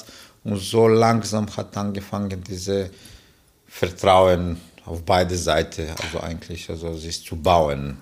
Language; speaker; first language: German; non-native, fluent; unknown